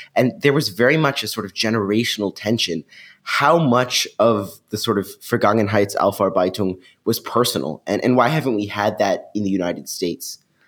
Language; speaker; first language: English; native; English